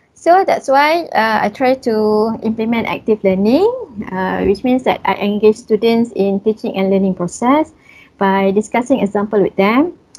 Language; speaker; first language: English; non-native, local second language; Malay